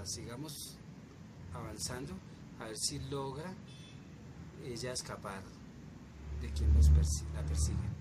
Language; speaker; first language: Spanish; native; Spanish